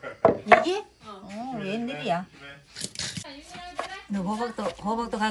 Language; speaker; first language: Korean; native; Korean